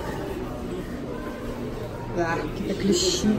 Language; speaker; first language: Russian; native; Russian